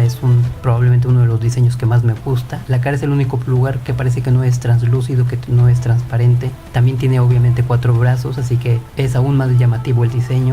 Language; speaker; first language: Spanish; native; Spanish